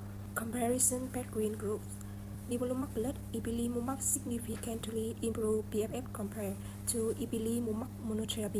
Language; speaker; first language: English; non-native, learner; Vietnamese